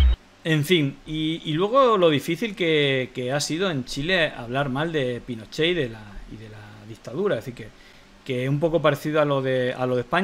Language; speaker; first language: Spanish; native; Spanish